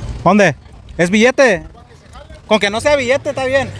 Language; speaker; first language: Spanish; early bilingual, heritage; Spanish